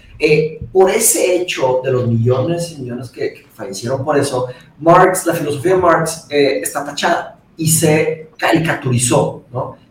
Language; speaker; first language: Spanish; early bilingual, other home language; Portuguese